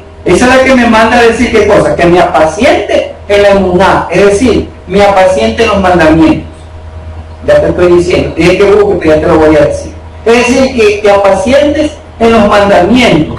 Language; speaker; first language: Spanish; native; Spanish